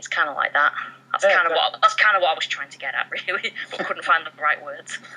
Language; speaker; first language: English; native; English